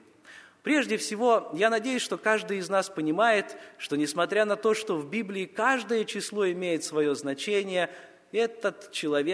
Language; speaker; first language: Russian; native; Russian